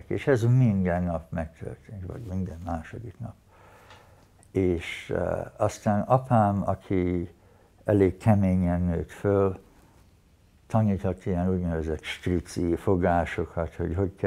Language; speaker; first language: Hungarian; early bilingual, heritage; Hungarian